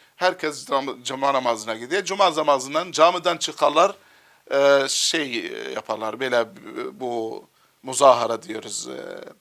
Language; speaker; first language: Turkish; non-native, fluent; Arabic